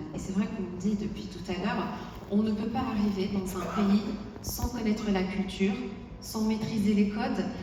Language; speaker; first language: French; non-native, local second language; Arabic